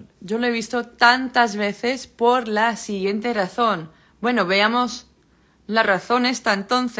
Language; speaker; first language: Spanish; non-native, fluent; Dutch